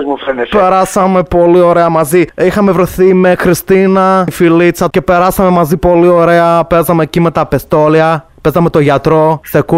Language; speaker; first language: Greek; native; Greek